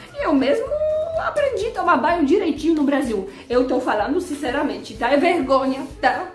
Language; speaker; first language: Portuguese; non-native, fluent; Polish